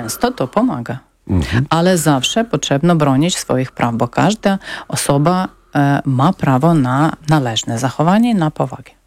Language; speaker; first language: Polish; non-native, fluent; Ukrainian